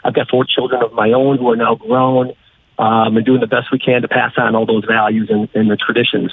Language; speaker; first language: English; native; English